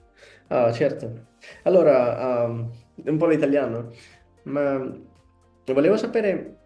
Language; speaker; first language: Italian; non-native, learner; Spanish